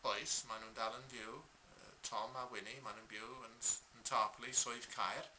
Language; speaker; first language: Welsh; non-native, learner; English